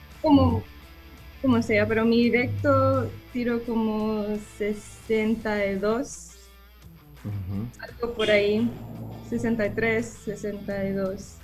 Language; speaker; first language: Spanish; early bilingual, heritage; English